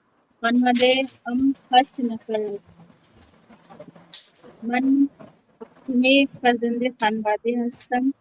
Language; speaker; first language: Persian; non-native, learner; Urdu